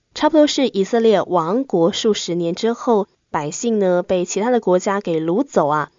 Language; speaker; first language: Chinese; native; Chinese